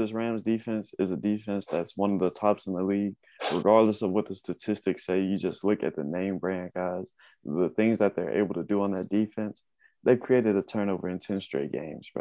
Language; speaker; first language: English; native; English